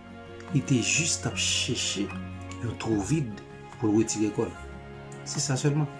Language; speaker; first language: French; non-native, local second language; Haitian Creole